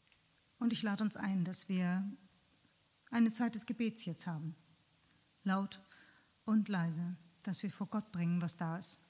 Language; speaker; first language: German; native; German